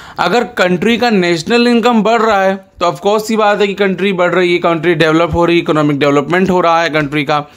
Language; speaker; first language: Hindi; non-native, local second language; Gujarati